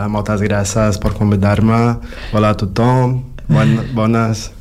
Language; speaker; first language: Catalan; non-native, learner; Portuguese